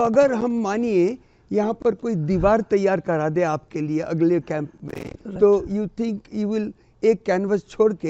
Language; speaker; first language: Hindi; native; Hindi